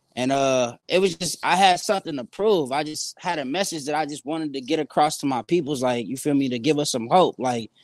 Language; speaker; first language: English; native; English